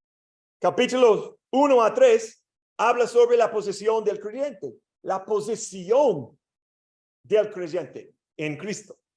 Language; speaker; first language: Spanish; non-native, learner; English